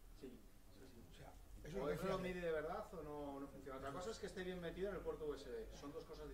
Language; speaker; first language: Spanish; native; Spanish